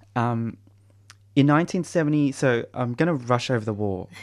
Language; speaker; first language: English; native; English